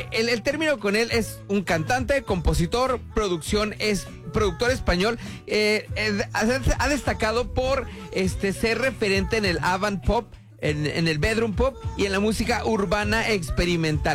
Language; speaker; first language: Spanish; native; Spanish